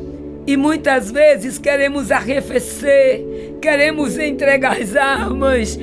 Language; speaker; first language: Portuguese; native; Portuguese